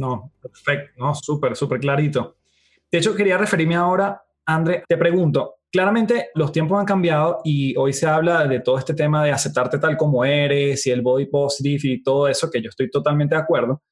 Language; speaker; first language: Spanish; native; Spanish